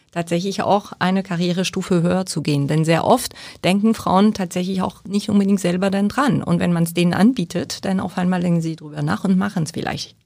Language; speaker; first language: German; non-native, fluent; French